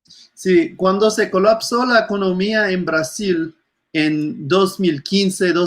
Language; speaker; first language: Spanish; non-native, fluent; English